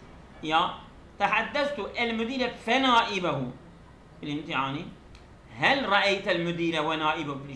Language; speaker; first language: Arabic; non-native, fluent; Turkish